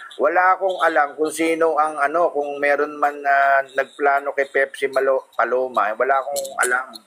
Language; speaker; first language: Filipino; native; Filipino